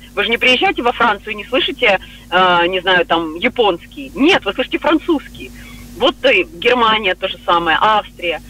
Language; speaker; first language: Russian; native; Russian